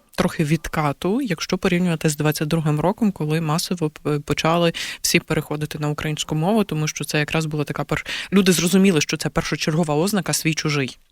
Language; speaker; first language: Ukrainian; native; Ukrainian